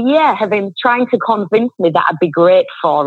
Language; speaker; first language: English; native; English